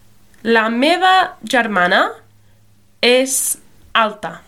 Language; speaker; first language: Catalan; non-native, fluent; English